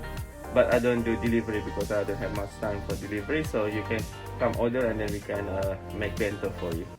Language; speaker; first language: English; non-native, fluent; Indonesian